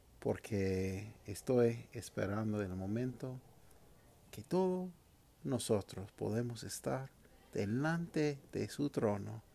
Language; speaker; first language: Spanish; non-native, fluent; English